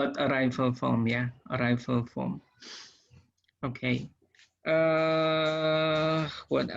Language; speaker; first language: English; non-native, learner; Indonesian